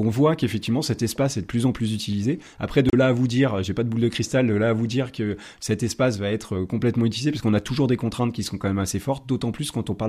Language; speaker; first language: French; native; French